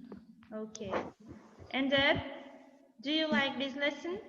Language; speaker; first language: English; non-native, fluent; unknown